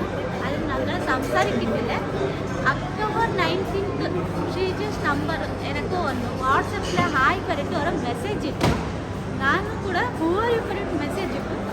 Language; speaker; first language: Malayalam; non-native, learner; Kannada